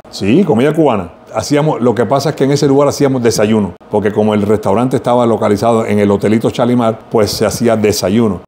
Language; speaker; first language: Spanish; native; Spanish